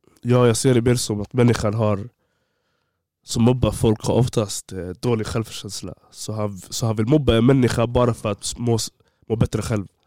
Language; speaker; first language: Swedish; early bilingual, other home language; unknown